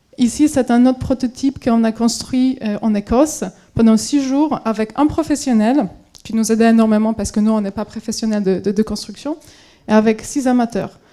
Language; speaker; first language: French; non-native, fluent; Polish